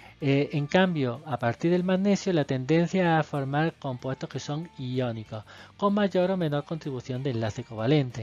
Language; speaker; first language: Spanish; native; Spanish